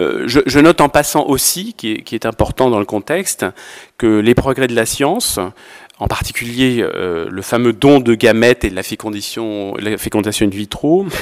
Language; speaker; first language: French; native; French